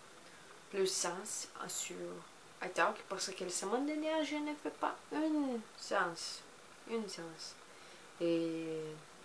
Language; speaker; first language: French; non-native, learner; Portuguese